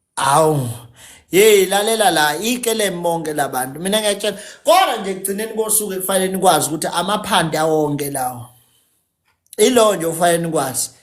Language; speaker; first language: Zulu; native; Zulu